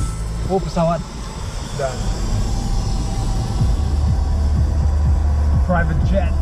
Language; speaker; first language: Indonesian; early bilingual, heritage; Indonesian